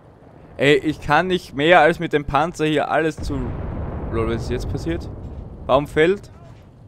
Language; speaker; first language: German; native; German